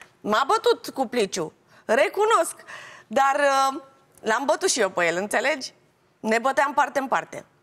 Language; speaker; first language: Romanian; native; Romanian